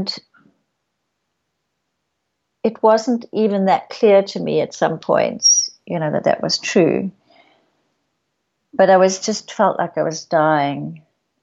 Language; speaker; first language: English; native; English